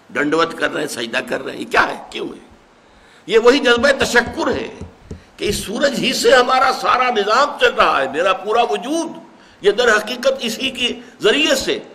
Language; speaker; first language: Urdu; native; Urdu